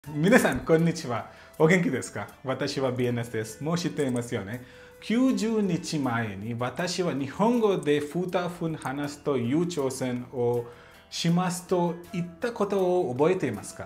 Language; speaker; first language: Japanese; non-native, learner; Telugu